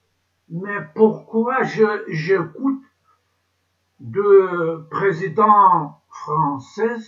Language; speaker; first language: French; non-native, learner; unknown